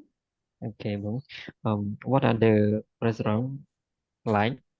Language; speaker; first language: English; non-native, learner; Khmer